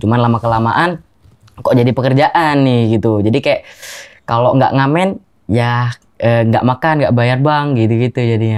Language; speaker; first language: Indonesian; non-native, local second language; Javanese